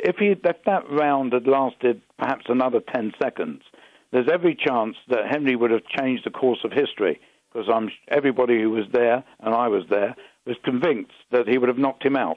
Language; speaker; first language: English; native; English